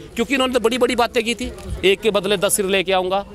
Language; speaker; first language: Hindi; native; Hindi